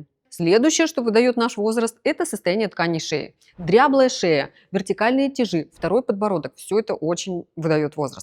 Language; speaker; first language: Russian; native; Russian